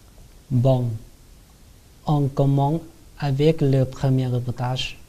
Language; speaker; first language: French; non-native, learner; Lao